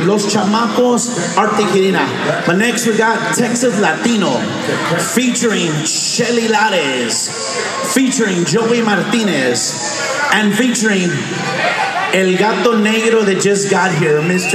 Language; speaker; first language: English; early bilingual, other home language; Spanish